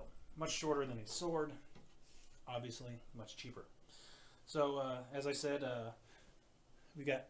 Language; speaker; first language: English; native; English